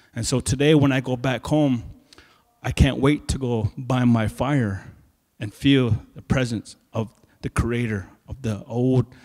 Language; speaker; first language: English; native; English